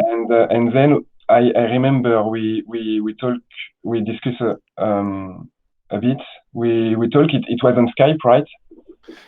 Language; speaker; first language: English; non-native, learner; French